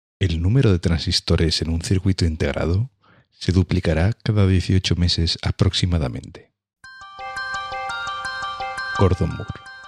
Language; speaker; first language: Spanish; native; Spanish